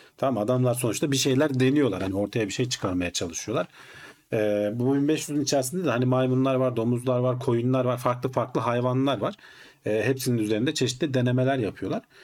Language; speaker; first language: Turkish; native; Turkish